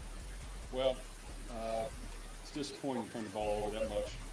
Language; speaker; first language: English; native; English